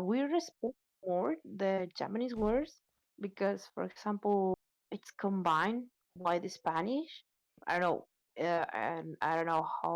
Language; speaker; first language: English; non-native, learner; Spanish